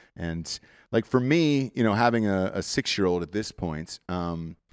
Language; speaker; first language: English; native; English